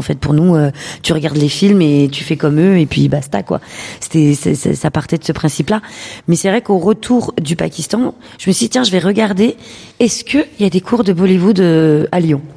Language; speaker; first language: French; early bilingual, other home language; Urdu